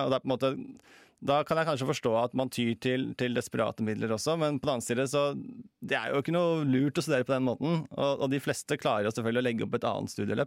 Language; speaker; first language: Norwegian; native; Norwegian